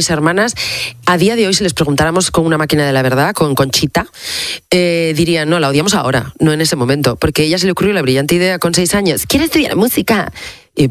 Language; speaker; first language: Spanish; native; Spanish